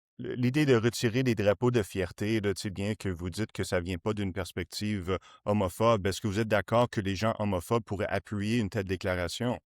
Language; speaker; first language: French; non-native, local second language; English